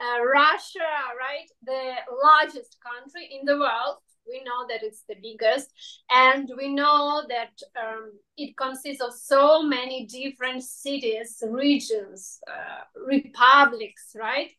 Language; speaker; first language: English; non-native, fluent; Russian